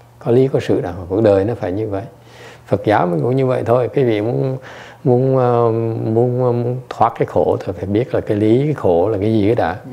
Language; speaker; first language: Vietnamese; early bilingual, heritage; Vietnamese